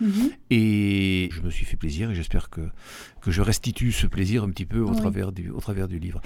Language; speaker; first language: French; native; French